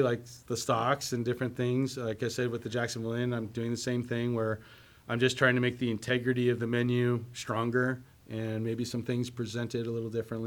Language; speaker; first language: English; native; English